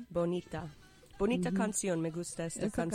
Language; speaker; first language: Spanish; non-native, learner; English